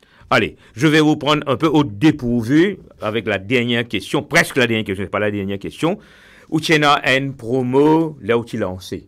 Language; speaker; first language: French; non-native, local second language; Morisyen